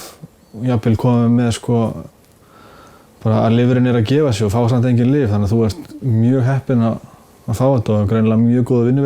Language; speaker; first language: Icelandic; native; Icelandic